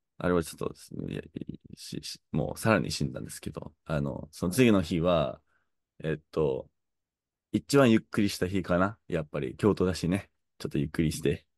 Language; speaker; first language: Japanese; native; Japanese